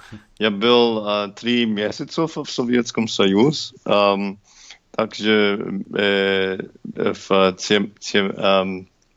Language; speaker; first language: Russian; non-native, learner; English